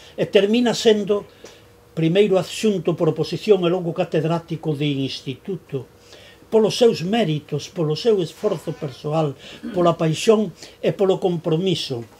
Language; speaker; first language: Galician; native; Galician